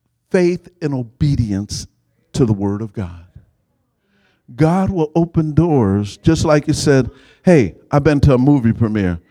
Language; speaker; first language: English; native; English